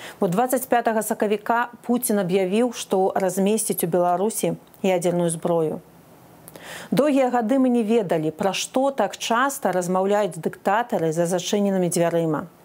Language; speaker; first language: Belarusian; non-native, local second language; Russian